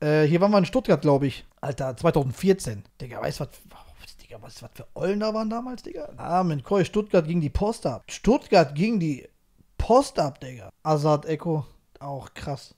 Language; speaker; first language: German; native; German